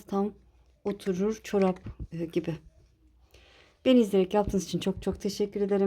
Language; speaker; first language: Turkish; native; Turkish